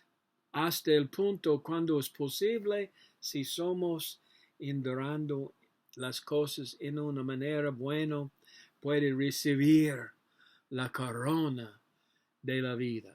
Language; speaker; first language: Spanish; non-native, learner; English